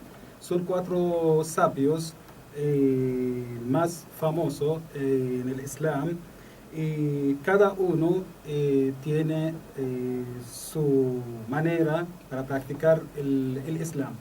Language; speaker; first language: Spanish; non-native, learner; Arabic